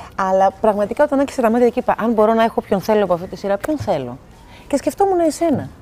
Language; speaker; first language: Greek; native; Greek